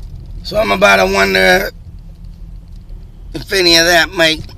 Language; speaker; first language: English; native; English